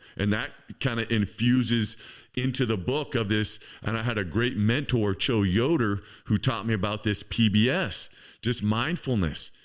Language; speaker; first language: English; native; English